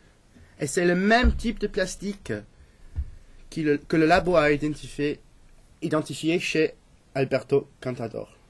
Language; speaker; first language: French; non-native, learner; English